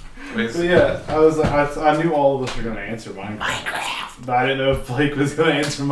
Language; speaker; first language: English; native; English